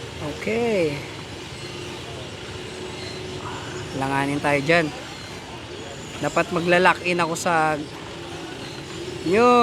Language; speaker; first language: Filipino; native; Filipino